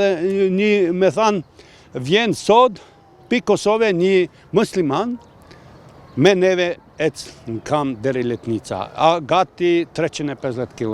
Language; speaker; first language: Albanian; non-native, local second language; Croatian